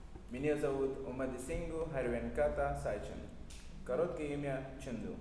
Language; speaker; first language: Russian; non-native, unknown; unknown